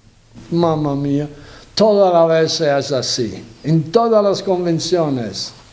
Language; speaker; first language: Spanish; non-native, learner; Italian